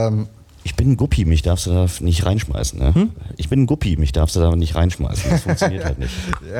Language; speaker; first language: German; native; German